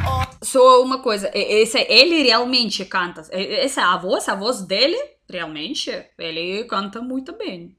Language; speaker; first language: Portuguese; non-native, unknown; Russian